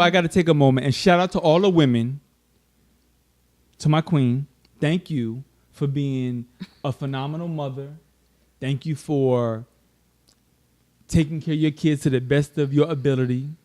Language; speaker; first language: English; native; English